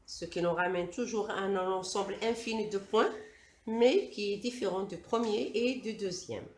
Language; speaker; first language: French; non-native, local second language; Arabic